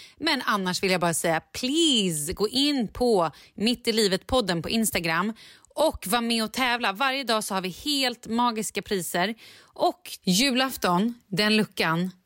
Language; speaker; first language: Swedish; native; Swedish